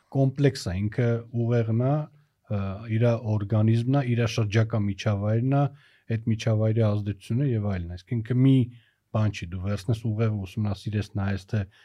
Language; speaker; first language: Armenian; native; Armenian